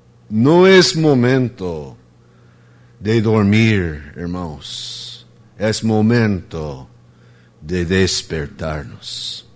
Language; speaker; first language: Spanish; non-native, fluent; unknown